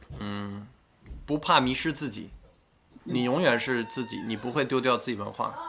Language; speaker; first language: Chinese; non-native, fluent; French